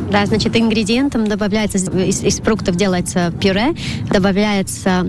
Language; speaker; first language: Russian; non-native, local second language; Latvian